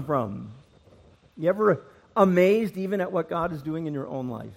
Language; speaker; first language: English; native; English